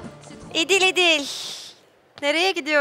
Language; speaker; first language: Turkish; native; Turkish